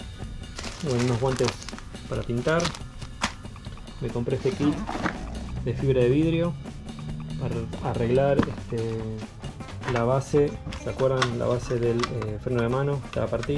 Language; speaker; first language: Spanish; native; Spanish